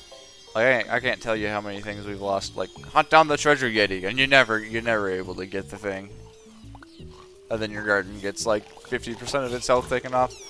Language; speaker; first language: English; native; English